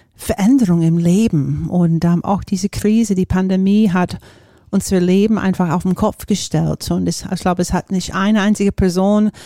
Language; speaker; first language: German; non-native, fluent; English